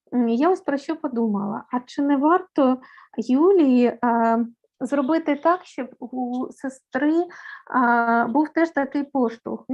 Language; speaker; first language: Ukrainian; native; Ukrainian